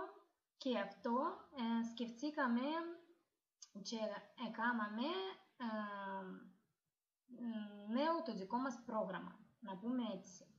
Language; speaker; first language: Greek; non-native, learner; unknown